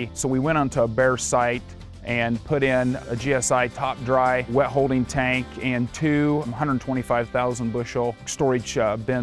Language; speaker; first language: English; native; English